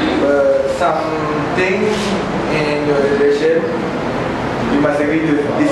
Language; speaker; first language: English; non-native, learner; Malay